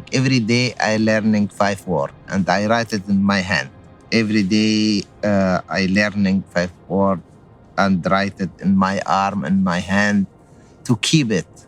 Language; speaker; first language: English; non-native, learner; Arabic